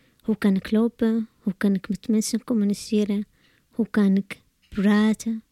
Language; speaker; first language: Dutch; non-native, learner; Arabic